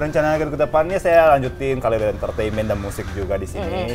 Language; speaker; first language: Indonesian; non-native, fluent; Japanese